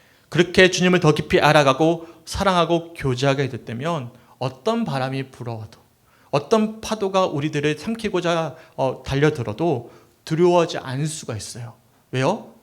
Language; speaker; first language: Korean; native; Korean